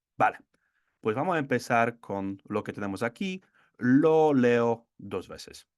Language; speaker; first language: Spanish; non-native, fluent; Polish